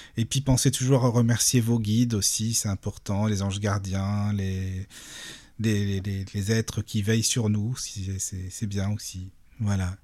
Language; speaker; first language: French; native; French